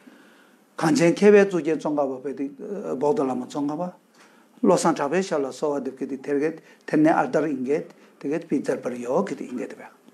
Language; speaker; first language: Mongolian; non-native, fluent; Tibetan